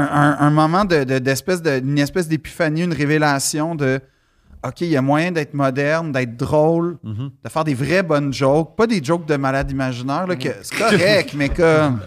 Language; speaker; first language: French; native; French